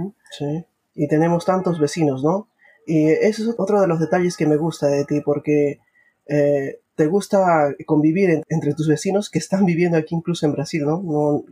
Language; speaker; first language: Spanish; native; Spanish